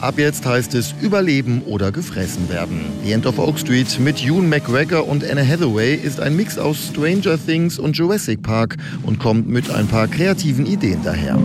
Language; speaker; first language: German; native; German